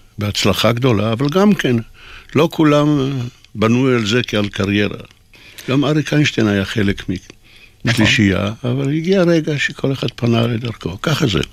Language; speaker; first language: Hebrew; non-native, fluent; Polish